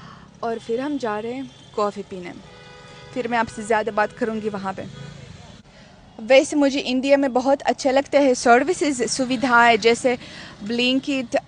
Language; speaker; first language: Hindi; non-native, fluent; Russian